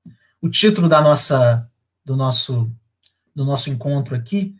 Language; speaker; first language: Portuguese; native; Portuguese